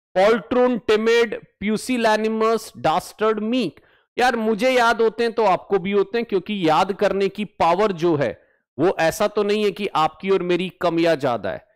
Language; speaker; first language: Hindi; native; Hindi